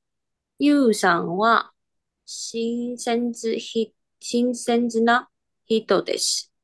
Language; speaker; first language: Japanese; non-native, learner; Chinese